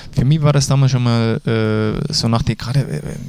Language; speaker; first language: German; native; German